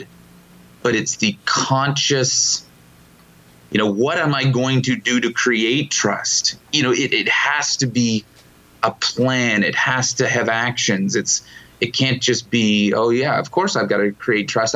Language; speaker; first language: English; native; English